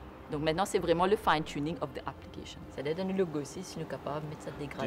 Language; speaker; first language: French; non-native, local second language; Morisyen